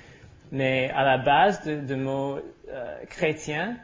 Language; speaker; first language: French; non-native, learner; English